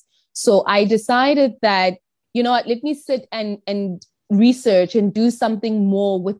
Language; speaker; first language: English; non-native, local second language; Tsonga